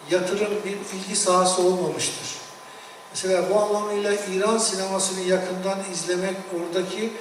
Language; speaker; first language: Turkish; native; Turkish